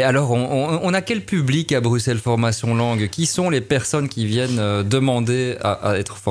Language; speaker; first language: French; native; French